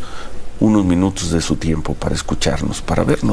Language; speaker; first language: Spanish; native; Spanish